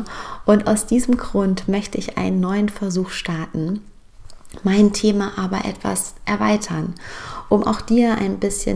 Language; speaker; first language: German; native; German